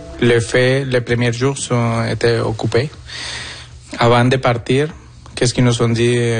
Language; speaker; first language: French; non-native, fluent; Spanish